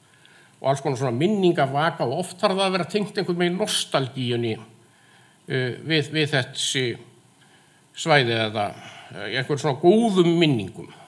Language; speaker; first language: Icelandic; native; Icelandic